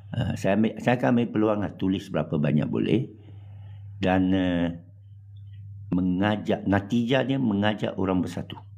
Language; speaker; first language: Malay; non-native, local second language; English